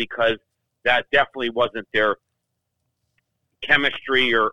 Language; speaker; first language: English; native; English